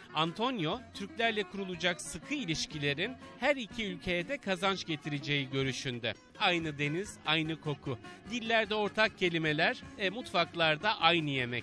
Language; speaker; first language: Turkish; native; Turkish